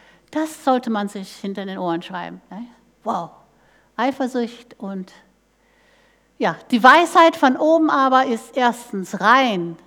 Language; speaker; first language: German; non-native, fluent; English